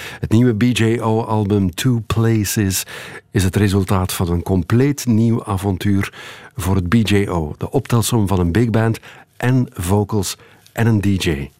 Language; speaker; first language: Dutch; native; Dutch